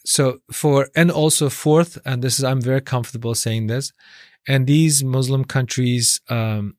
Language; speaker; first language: English; non-native, fluent; Chinese